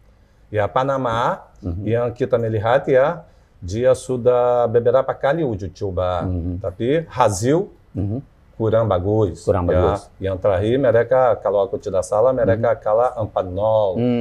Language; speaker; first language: Indonesian; non-native, fluent; Portuguese